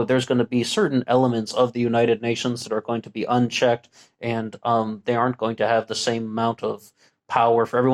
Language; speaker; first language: English; native; English